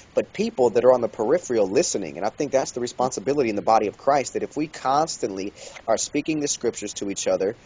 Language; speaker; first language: English; native; English